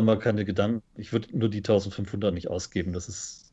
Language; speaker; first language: German; native; German